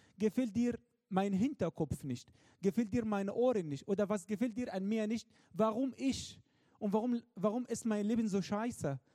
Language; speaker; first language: German; non-native, fluent; Arabic